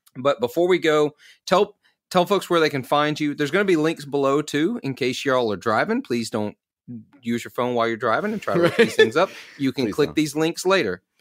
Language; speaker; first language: English; native; English